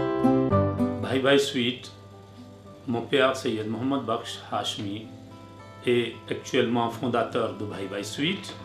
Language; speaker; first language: French; non-native, learner; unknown